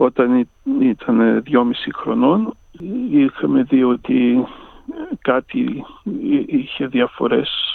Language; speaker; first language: Greek; early bilingual, heritage; Greek